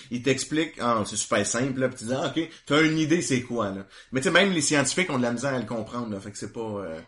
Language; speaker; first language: French; native; French